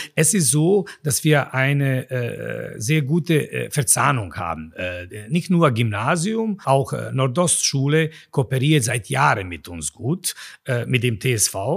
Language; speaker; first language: German; non-native, fluent; Serbian